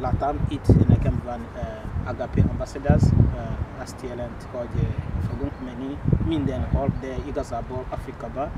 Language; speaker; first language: Hungarian; non-native, learner; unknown